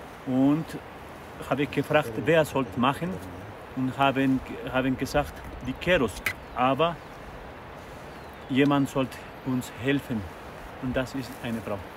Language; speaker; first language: German; non-native, learner; Spanish